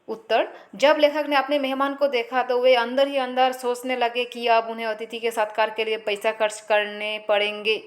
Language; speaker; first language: Hindi; non-native, local second language; Assamese